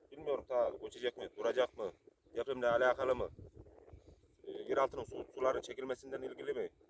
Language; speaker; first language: Turkish; native; Turkish